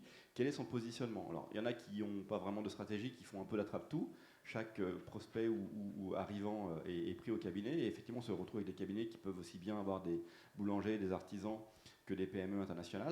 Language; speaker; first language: French; native; French